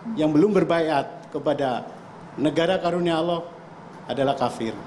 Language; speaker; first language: Indonesian; native; Indonesian